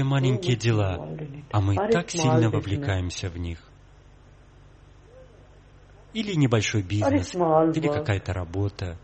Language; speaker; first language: Russian; native; Russian